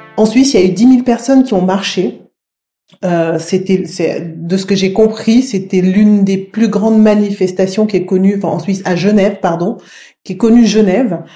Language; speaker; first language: French; native; French